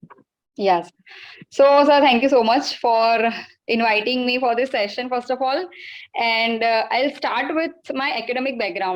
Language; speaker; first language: English; non-native, local second language; Gujarati